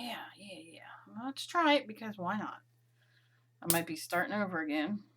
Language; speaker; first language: English; native; English